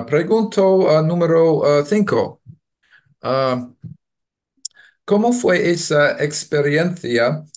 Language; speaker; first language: Spanish; non-native, learner; English